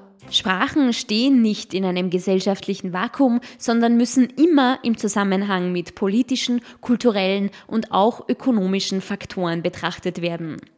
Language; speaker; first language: German; native; German